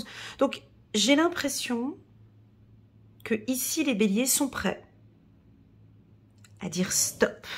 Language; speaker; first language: French; native; French